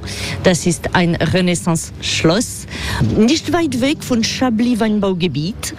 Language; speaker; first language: German; non-native, fluent; French